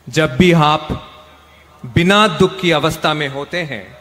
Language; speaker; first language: Hindi; non-native, local second language; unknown